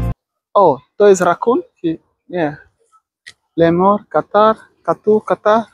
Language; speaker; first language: Polish; non-native, learner; English